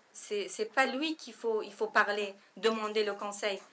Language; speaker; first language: French; non-native, fluent; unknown